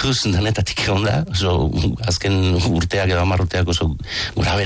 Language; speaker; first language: Basque; native; Basque